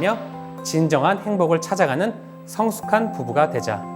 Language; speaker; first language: Korean; native; Korean